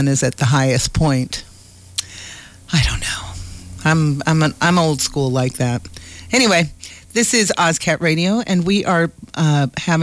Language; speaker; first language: English; native; English